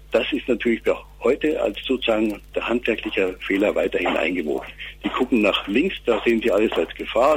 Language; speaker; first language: German; native; German